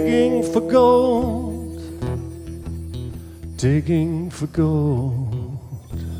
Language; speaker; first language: English; native; English